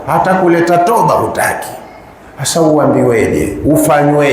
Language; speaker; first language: Swahili; native; Swahili